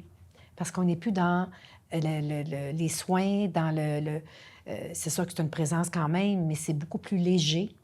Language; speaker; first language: French; native; French